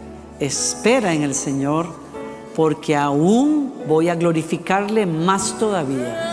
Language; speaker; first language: Spanish; native; Spanish